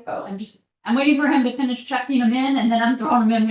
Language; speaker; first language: English; native; English